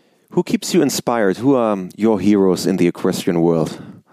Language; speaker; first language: English; non-native, fluent; German